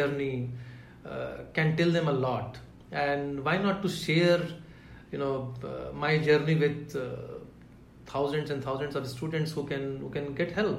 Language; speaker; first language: English; non-native, local second language; Hindi